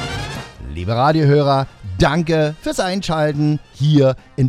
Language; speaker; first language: German; native; German